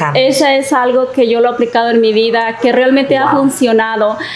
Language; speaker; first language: Spanish; native; Spanish